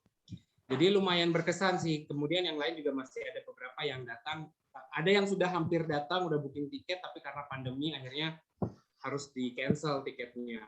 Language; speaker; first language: Indonesian; native; Indonesian